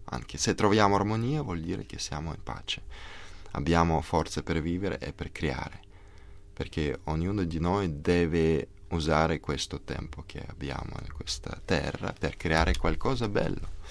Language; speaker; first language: Italian; non-native, learner; Russian